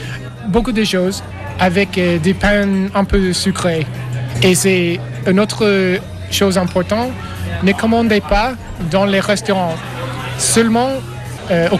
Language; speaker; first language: French; non-native, learner; English